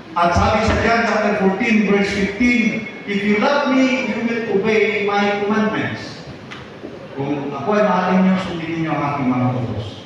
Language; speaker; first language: Filipino; non-native, local second language; Cebuano